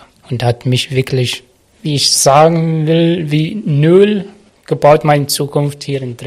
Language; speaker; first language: German; non-native, learner; Arabic